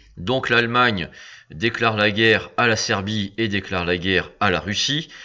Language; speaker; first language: French; native; French